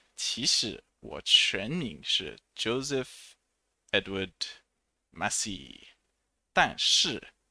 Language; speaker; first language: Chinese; non-native, fluent; English